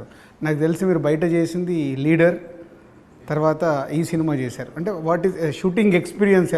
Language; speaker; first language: Telugu; native; Telugu